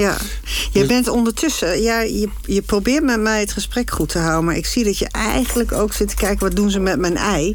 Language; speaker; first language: Dutch; native; Dutch